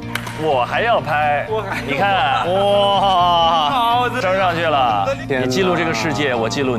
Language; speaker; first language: Chinese; native; Chinese